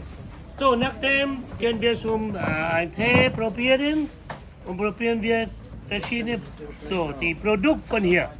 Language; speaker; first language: German; non-native, learner; Vietnamese